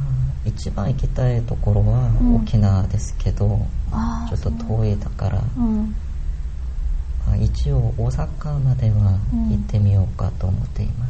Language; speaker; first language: Japanese; non-native, learner; Korean